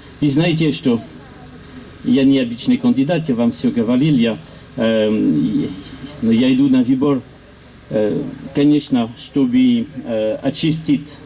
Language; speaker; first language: Russian; non-native, learner; French